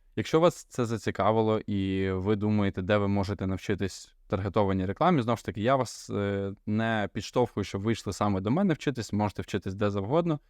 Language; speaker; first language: Ukrainian; non-native, local second language; Russian